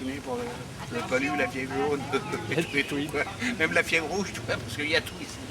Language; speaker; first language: French; native; French